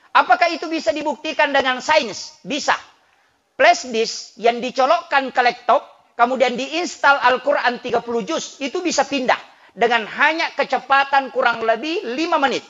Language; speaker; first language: Indonesian; non-native, local second language; Buginese